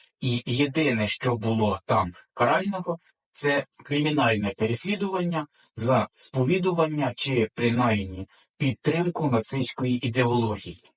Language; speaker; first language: Ukrainian; native; Ukrainian